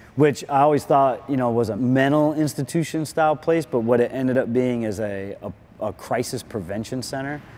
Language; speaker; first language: English; native; English